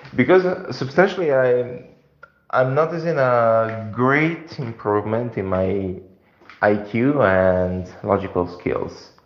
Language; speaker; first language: English; non-native, fluent; Italian